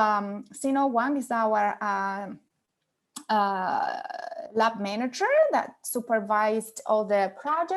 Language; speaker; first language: English; non-native, fluent; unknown